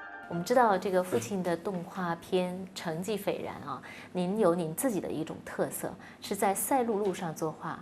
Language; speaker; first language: Chinese; native; Chinese